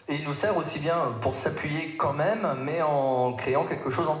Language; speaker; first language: French; native; French